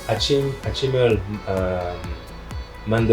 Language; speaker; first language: Korean; non-native, learner; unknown